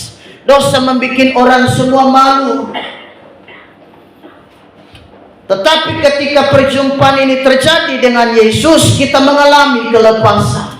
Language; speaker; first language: Indonesian; native; Indonesian